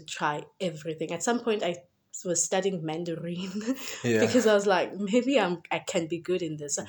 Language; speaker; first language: English; non-native, local second language; Xhosa